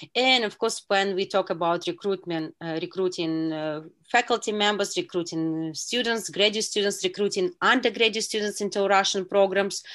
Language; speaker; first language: English; non-native, fluent; Uzbek